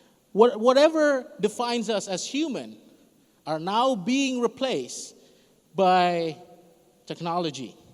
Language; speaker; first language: English; non-native, fluent; Indonesian